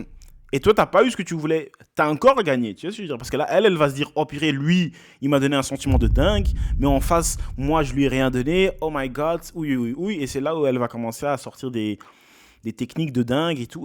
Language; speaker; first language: French; native; French